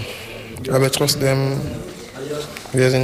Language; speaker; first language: German; non-native, fluent; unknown